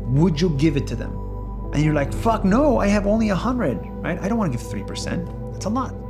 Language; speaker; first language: English; non-native, fluent; Arabic